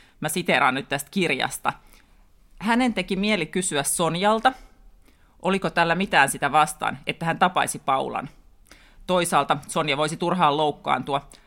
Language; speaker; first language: Finnish; native; Finnish